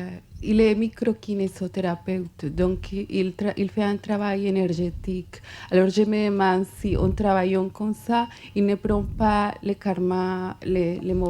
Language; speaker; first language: French; non-native, fluent; Spanish